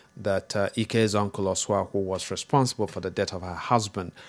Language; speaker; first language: English; non-native, local second language; Igbo